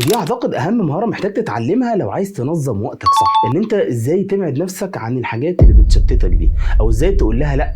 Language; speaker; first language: Arabic; native; Arabic